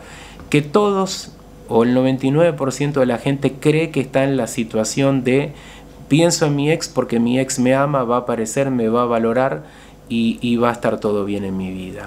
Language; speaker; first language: Spanish; native; Spanish